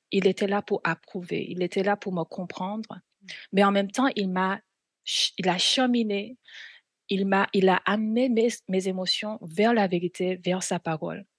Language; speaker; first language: French; non-native, fluent; Korean